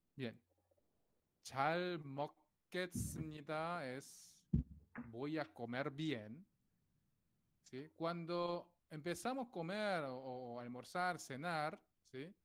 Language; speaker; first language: Spanish; non-native, fluent; Korean